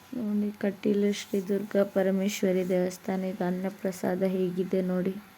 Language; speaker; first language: Kannada; non-native, local second language; Tulu